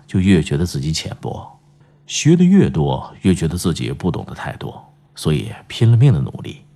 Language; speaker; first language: Chinese; native; Chinese